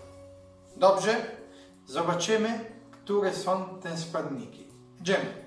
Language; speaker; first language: Polish; non-native, learner; Italian